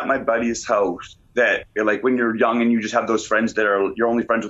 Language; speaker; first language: English; native; English